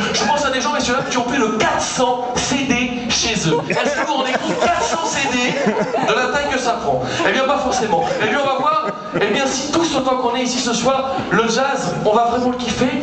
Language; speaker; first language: French; native; French